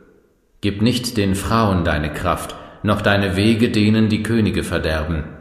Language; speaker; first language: German; native; German